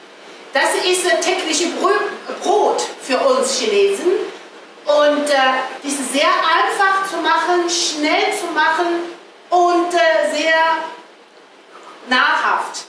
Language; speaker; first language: German; non-native, fluent; Chinese